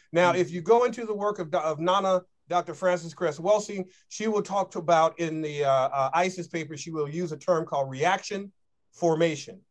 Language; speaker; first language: English; native; English